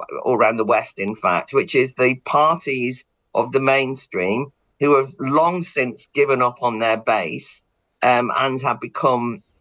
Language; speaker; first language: English; native; English